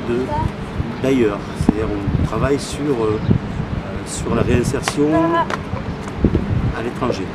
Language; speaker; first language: French; native; French